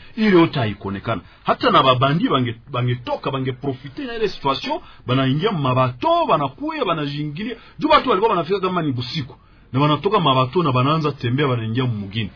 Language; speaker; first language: Swahili; native; Swahili